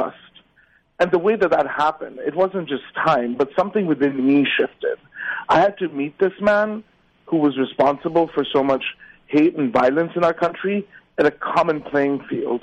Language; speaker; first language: English; non-native, local second language; Urdu